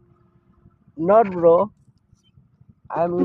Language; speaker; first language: Hindi; non-native, local second language; Bangla